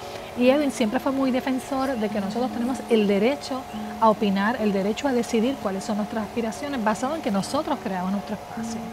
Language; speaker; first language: Spanish; native; Spanish